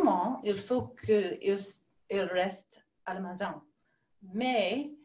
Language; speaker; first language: French; non-native, learner; English